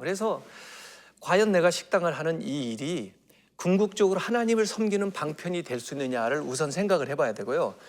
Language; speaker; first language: Korean; native; Korean